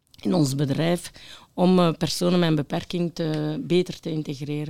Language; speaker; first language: Dutch; non-native, local second language; French